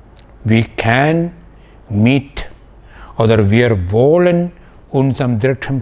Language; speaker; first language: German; non-native, fluent; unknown